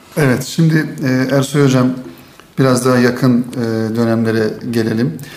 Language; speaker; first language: Turkish; native; Turkish